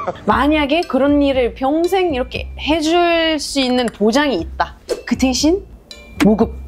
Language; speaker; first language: Korean; non-native, fluent; Arabic